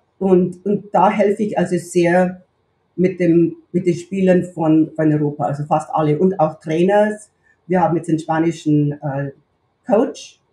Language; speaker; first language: German; native; German